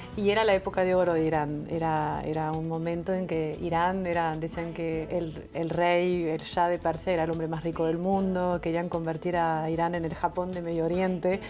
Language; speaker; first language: Spanish; non-native, fluent; French